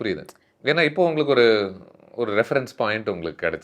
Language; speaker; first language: Tamil; native; Tamil